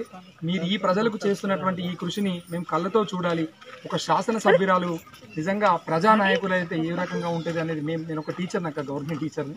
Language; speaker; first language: Telugu; native; Telugu